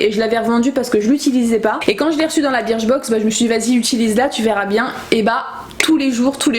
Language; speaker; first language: French; native; French